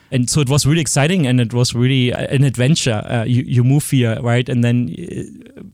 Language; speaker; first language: English; non-native, fluent; German